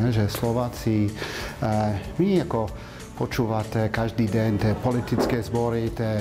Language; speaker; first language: Slovak; non-native, fluent; English